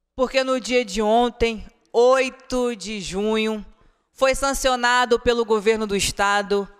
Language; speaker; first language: Portuguese; native; Portuguese